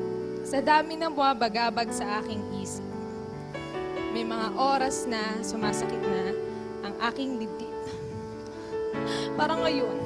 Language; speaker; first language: Filipino; native; Filipino